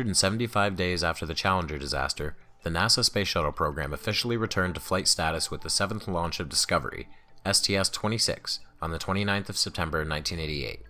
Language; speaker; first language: English; native; English